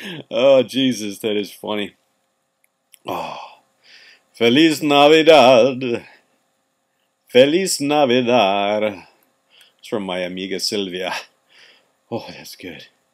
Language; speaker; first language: English; native; English